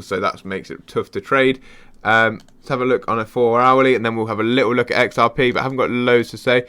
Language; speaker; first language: English; native; English